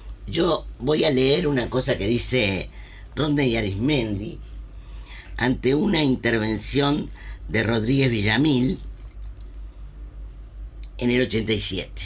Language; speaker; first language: Spanish; native; Spanish